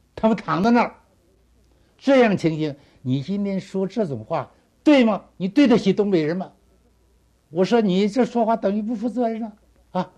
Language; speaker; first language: Chinese; native; Chinese